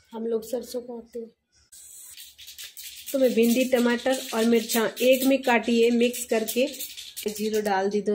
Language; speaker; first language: Hindi; native; Hindi